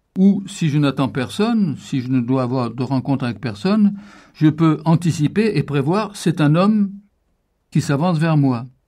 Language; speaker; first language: French; native; French